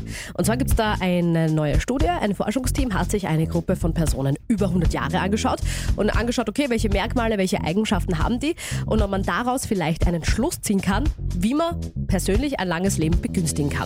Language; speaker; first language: German; native; German